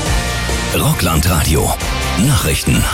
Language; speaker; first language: German; native; German